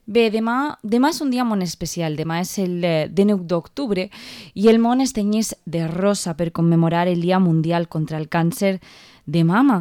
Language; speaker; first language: Catalan; native; Catalan